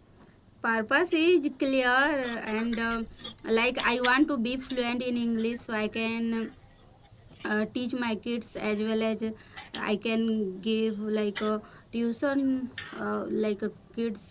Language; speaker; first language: English; non-native, learner; Hindi